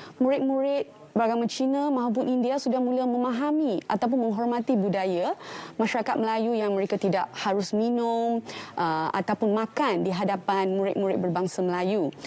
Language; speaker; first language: Malay; non-native, local second language; Tamil